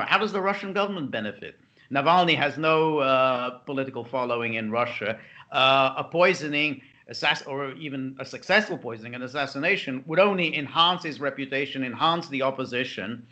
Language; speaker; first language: English; native; English